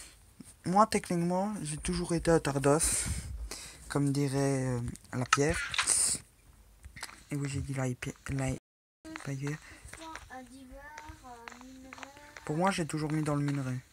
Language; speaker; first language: French; native; French